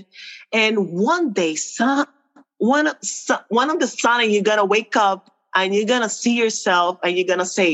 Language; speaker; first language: English; non-native, fluent; Spanish